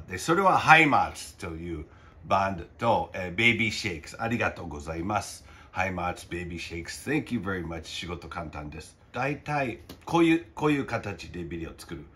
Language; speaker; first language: Japanese; non-native, fluent; English